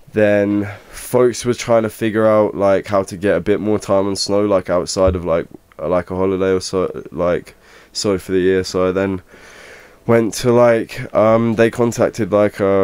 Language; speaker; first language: English; native; English